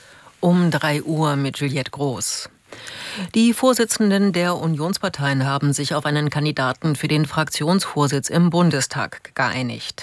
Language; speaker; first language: German; native; German